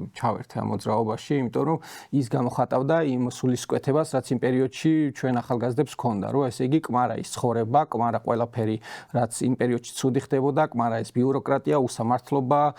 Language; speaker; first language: Georgian; native; Georgian